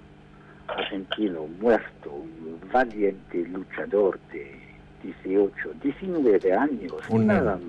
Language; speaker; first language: Spanish; non-native, fluent; English